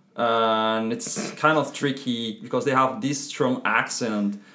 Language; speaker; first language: English; non-native, fluent; Spanish